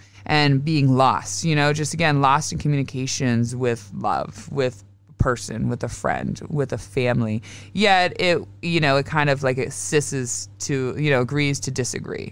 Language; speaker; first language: English; native; English